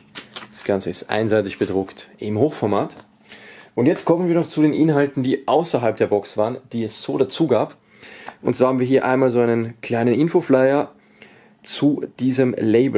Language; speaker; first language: German; native; German